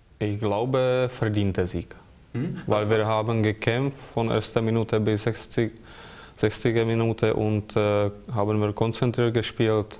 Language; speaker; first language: German; non-native, fluent; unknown